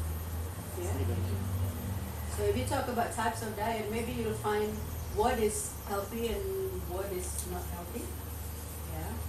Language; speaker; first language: English; non-native, fluent; Indonesian